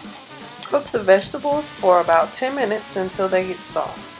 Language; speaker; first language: English; native; English